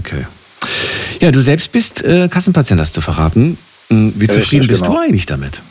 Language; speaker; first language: German; native; German